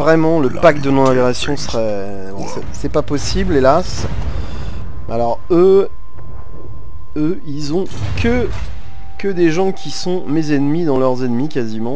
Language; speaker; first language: French; native; French